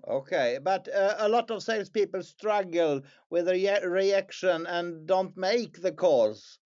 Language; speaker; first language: English; non-native, fluent; Swedish